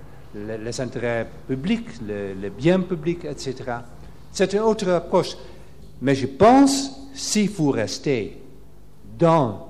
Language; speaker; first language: French; non-native, fluent; Dutch